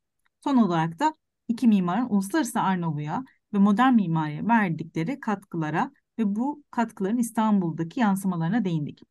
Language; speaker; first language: Turkish; native; Turkish